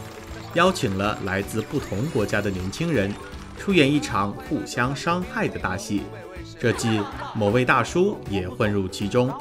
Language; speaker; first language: Chinese; native; Chinese